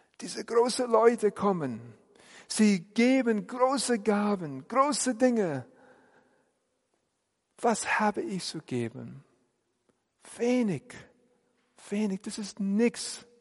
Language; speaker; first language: German; non-native, fluent; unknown